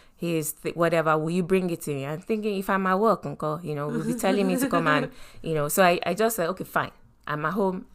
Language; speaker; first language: English; non-native, local second language; Yoruba